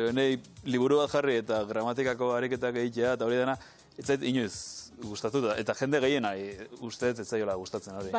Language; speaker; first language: Basque; native; Basque